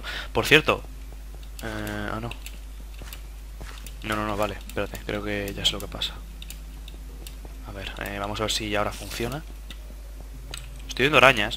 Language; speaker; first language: Spanish; native; Spanish